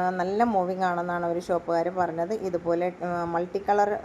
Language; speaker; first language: Malayalam; native; Malayalam